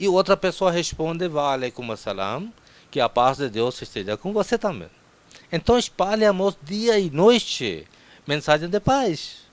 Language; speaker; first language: Portuguese; non-native, fluent; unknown